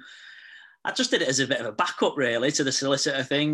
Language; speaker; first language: English; native; English